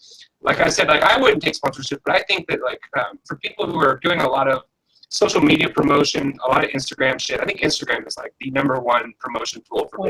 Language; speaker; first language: English; native; English